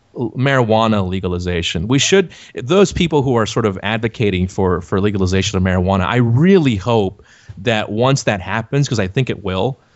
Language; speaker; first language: English; native; English